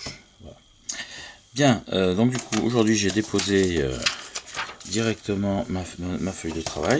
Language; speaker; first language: French; native; French